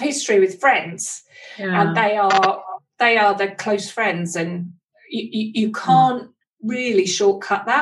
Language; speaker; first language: English; native; English